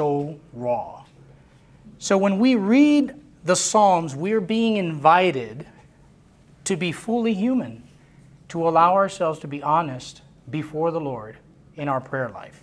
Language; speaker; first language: English; non-native, local second language; Spanish